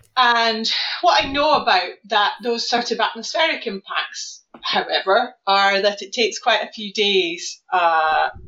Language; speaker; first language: English; native; English